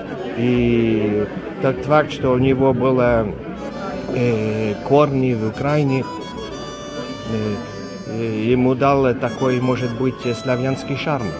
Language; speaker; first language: Russian; non-native, fluent; French